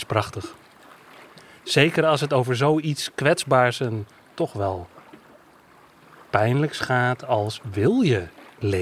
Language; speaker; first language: Dutch; native; Dutch